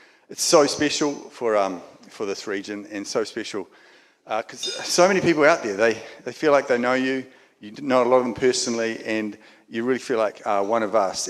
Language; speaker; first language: English; native; English